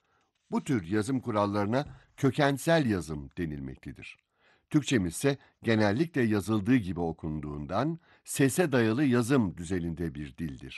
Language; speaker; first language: Turkish; native; Turkish